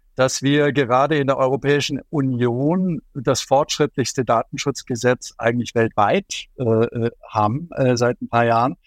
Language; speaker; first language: German; native; German